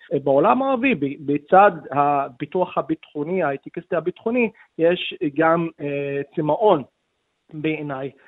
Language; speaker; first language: Hebrew; non-native, local second language; Arabic